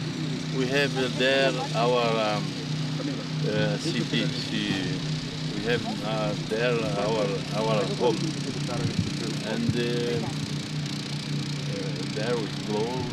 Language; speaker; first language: English; non-native, learner; Portuguese